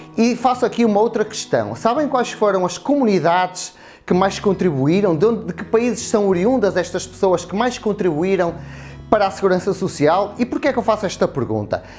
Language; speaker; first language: Portuguese; native; Portuguese